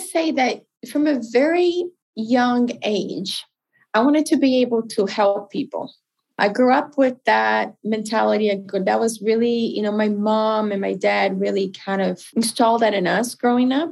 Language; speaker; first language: English; non-native, fluent; Portuguese